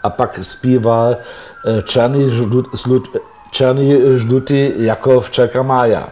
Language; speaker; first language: Czech; non-native, fluent; German